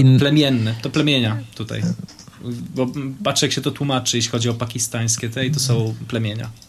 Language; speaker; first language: Polish; native; Polish